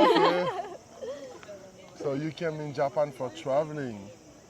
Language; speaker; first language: English; non-native, learner; French